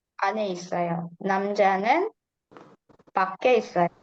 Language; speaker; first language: Korean; non-native, fluent; Indonesian